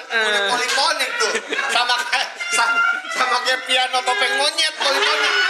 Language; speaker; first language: Indonesian; native; Indonesian